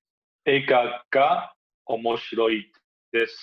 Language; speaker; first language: Japanese; non-native, learner; English